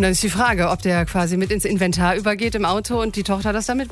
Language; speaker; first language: German; native; German